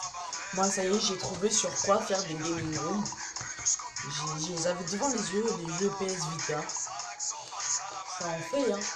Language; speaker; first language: French; native; French